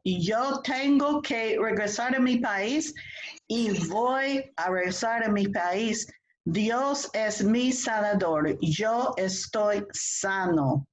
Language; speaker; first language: Spanish; non-native, fluent; English